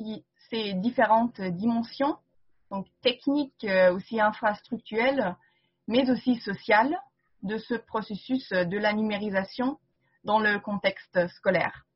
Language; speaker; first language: French; non-native, fluent; German